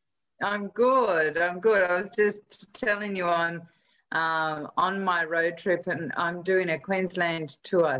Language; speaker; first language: English; native; English